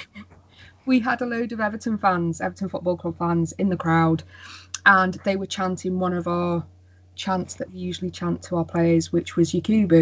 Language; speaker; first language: English; native; English